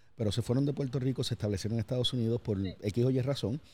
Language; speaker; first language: Spanish; native; Spanish